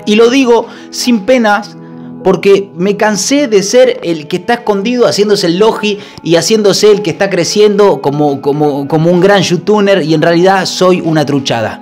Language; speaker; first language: Spanish; native; Spanish